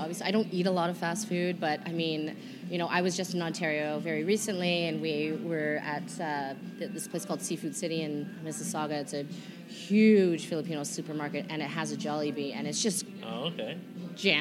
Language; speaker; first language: English; native; English